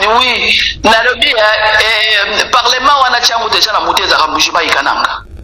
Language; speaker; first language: Lingala; non-native, local second language; Luba-Lulua